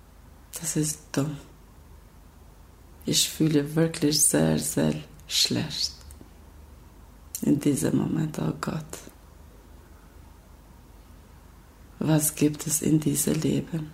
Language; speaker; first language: German; non-native, learner; Albanian